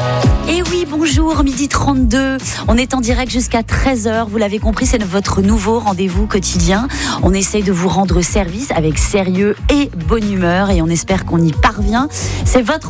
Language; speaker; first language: French; native; French